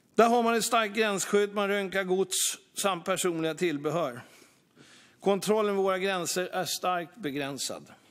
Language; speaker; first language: Swedish; native; Swedish